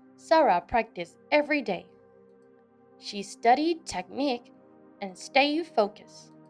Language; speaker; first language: English; non-native, fluent; Burmese